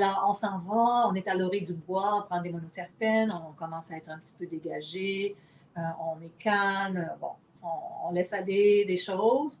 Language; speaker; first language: French; native; French